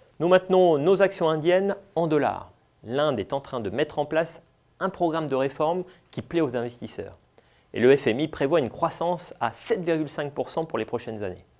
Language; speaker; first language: French; native; French